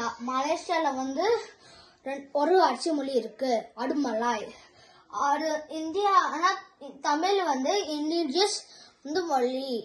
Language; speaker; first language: Tamil; early bilingual, heritage; Tamil